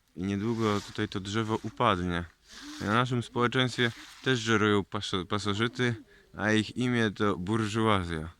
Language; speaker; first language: Polish; native; Polish